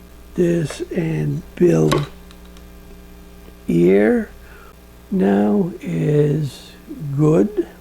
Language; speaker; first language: English; non-native, learner; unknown